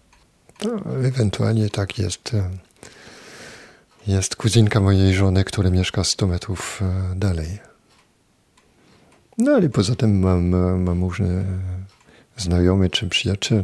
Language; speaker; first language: Polish; non-native, fluent; French